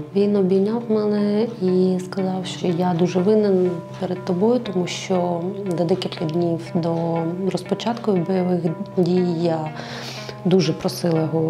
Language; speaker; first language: Ukrainian; native; Ukrainian